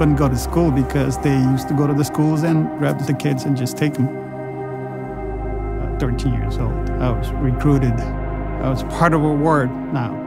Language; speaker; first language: English; early bilingual, other home language; Spanish